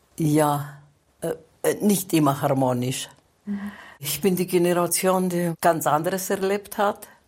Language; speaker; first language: German; non-native, fluent; Greek